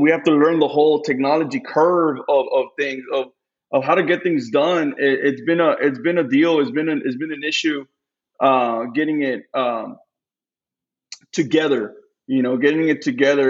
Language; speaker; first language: English; early bilingual, other home language; Spanish